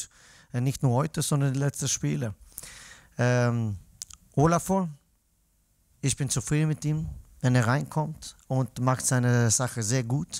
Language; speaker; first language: German; non-native, fluent; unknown